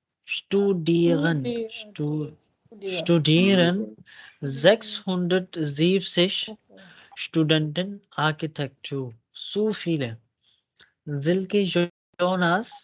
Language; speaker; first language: German; non-native, fluent; Urdu